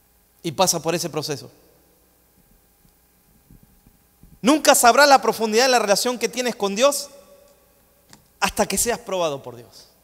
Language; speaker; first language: Spanish; native; Spanish